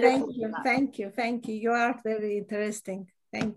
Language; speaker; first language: English; non-native, learner; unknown